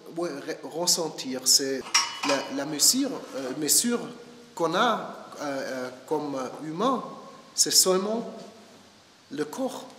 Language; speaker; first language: French; non-native, learner; German